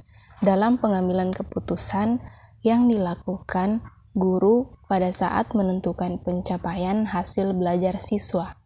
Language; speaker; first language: Indonesian; native; Indonesian